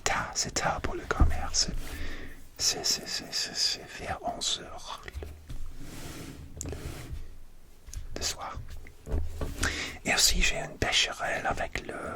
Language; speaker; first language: French; non-native, learner; English